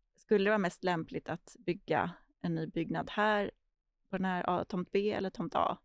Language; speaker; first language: Swedish; native; Swedish